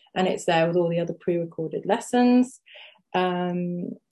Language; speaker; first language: English; native; English